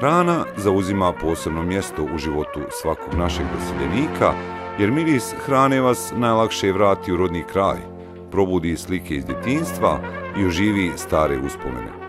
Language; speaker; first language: Bosnian; native; Bosnian